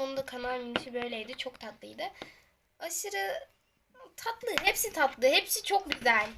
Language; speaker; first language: Turkish; native; Turkish